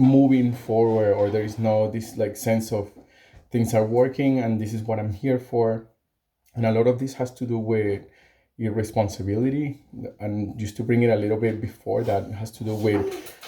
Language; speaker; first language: English; non-native, fluent; Spanish